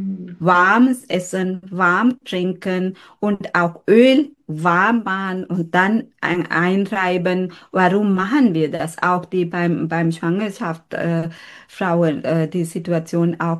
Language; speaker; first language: German; non-native, fluent; Sinhala